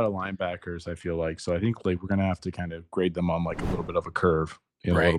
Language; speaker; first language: English; native; English